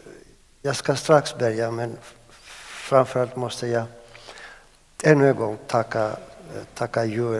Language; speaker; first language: Swedish; non-native, fluent; Greek